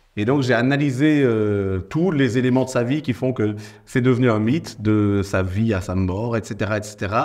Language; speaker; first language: French; native; French